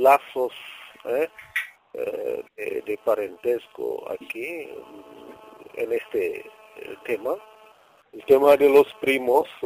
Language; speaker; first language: Spanish; non-native, fluent; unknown